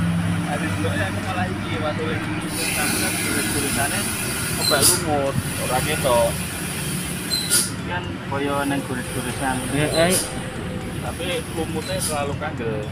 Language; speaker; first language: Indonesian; non-native, local second language; Javanese